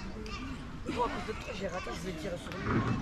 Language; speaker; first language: French; native; French